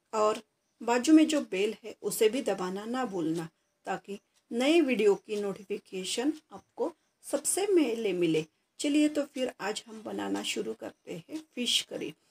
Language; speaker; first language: Hindi; non-native, local second language; Marathi